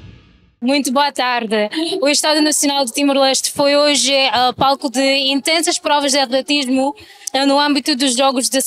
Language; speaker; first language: Portuguese; non-native, local second language; Tetum